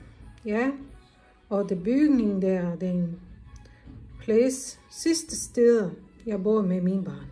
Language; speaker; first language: Danish; non-native, learner; Portuguese